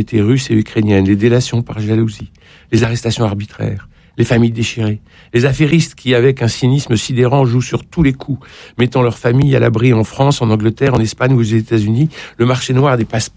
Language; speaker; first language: French; native; French